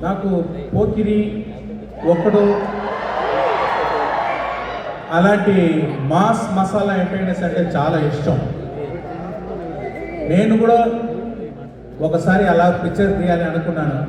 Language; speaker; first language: Telugu; non-native, local second language; Tamil